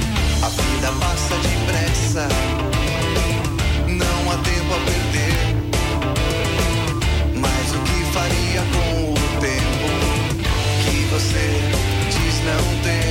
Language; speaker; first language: Portuguese; non-native, fluent; French